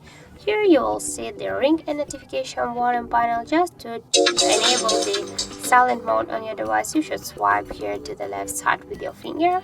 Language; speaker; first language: English; non-native, fluent; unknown